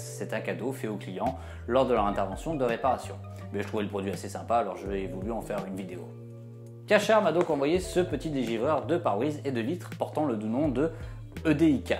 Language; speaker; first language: French; native; French